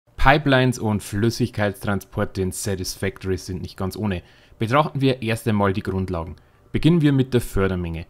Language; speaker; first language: German; native; German